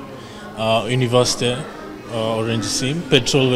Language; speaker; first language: Turkish; non-native, fluent; Swahili